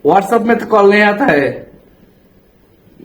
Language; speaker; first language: Hindi; non-native, learner; Bangla